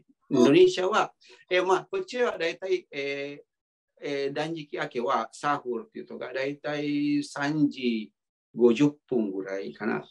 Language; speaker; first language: Japanese; non-native, fluent; Indonesian